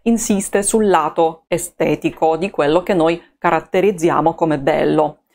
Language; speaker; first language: Italian; non-native, fluent; Russian